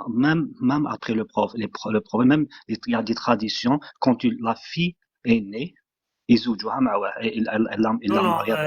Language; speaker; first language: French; non-native, local second language; Arabic